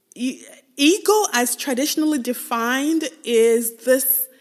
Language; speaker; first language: English; non-native, local second language; Igbo